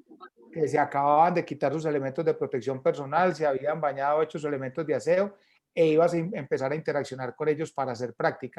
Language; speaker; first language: Spanish; native; Spanish